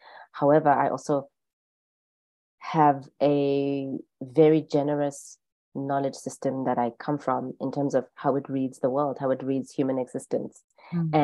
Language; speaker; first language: English; non-native, local second language; Xhosa